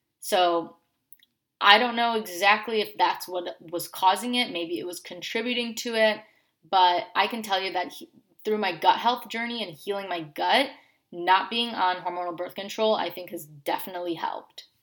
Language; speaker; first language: English; native; English